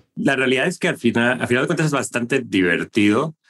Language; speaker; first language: Spanish; native; Spanish